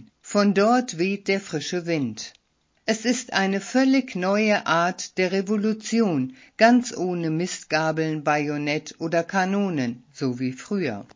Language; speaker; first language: German; native; German